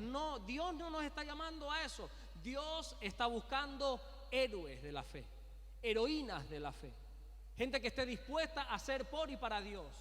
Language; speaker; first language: Spanish; native; Spanish